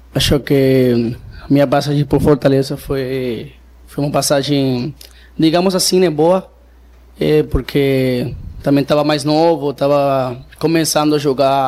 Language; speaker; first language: Portuguese; non-native, fluent; Spanish